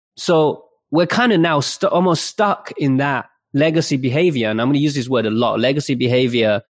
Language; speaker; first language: English; early bilingual, other home language; Chinese